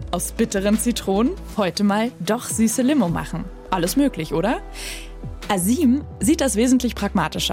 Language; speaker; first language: German; native; German